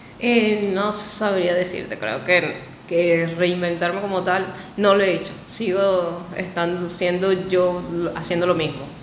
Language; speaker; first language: Spanish; native; Spanish